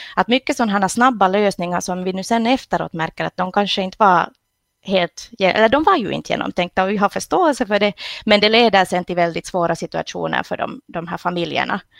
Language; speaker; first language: Swedish; native; Swedish